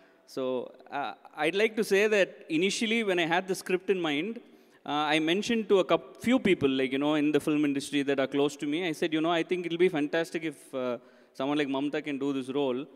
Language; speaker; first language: English; non-native, local second language; Tamil